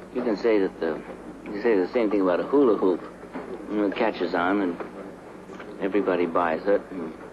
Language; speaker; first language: English; native; English